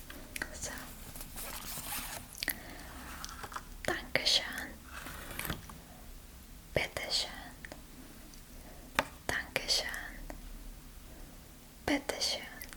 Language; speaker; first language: German; non-native, fluent; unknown